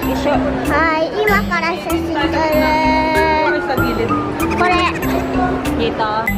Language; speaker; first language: Japanese; early bilingual, other home language; Filipino